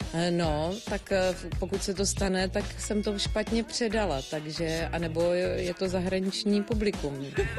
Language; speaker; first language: Czech; native; Czech